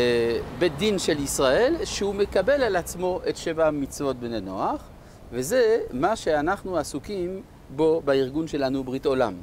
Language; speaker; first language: Hebrew; non-native, fluent; French